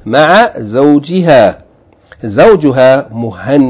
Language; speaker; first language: Arabic; non-native, fluent; English